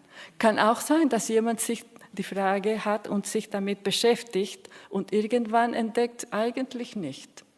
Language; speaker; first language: German; non-native, fluent; Spanish